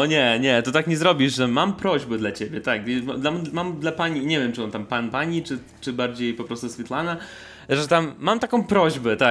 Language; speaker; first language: Polish; non-native, fluent; Russian